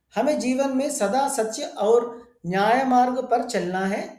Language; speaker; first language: Hindi; non-native, local second language; Telugu